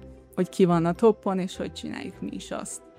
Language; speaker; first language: Hungarian; early bilingual, heritage; Hungarian